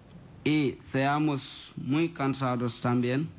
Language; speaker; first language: Spanish; non-native, learner; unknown